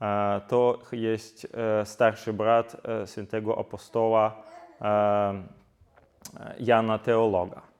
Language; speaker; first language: Polish; non-native, fluent; Ukrainian